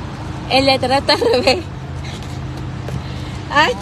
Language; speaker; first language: Spanish; native; Spanish